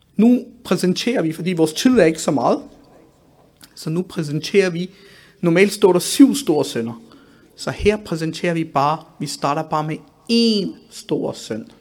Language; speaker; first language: Danish; early bilingual, other home language; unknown